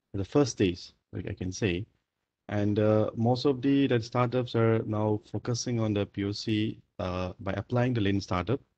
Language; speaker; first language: English; non-native, local second language; Manipuri